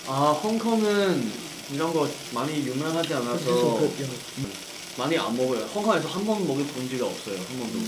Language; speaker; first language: Korean; non-native, fluent; Cantonese